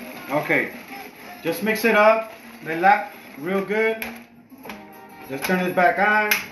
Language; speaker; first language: English; early bilingual, other home language; Spanish